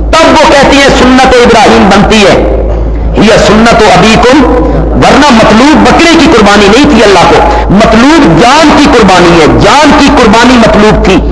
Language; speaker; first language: Urdu; non-native, local second language; Punjabi